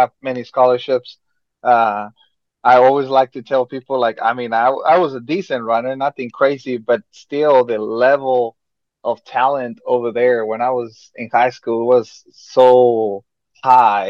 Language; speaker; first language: English; non-native, fluent; Spanish